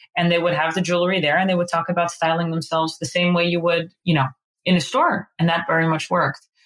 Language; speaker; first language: English; non-native, fluent; Dutch